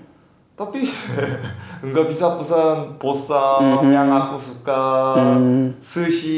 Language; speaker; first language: Indonesian; non-native, learner; Korean